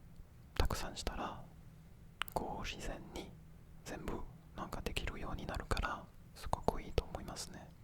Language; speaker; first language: Japanese; non-native, fluent; French